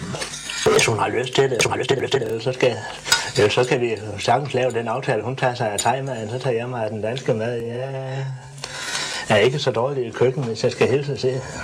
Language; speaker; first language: Danish; native; Danish